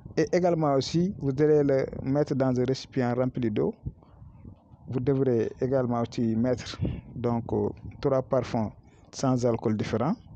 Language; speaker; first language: French; non-native, local second language; Wolof